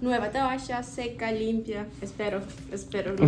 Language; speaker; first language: Spanish; non-native, learner; Ukrainian